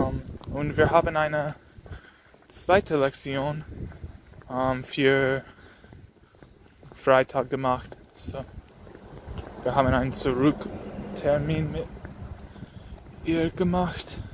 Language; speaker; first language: German; non-native, learner; English